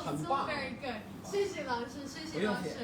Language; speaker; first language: Chinese; non-native, learner; English